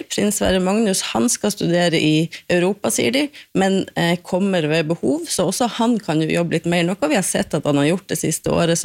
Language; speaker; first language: Norwegian; native; Norwegian